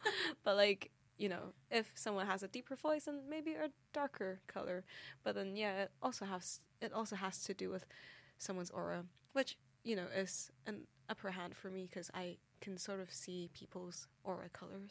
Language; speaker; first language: English; non-native, local second language; Cantonese